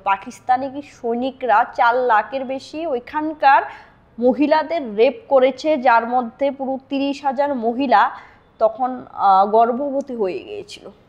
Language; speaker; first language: Bangla; native; Bangla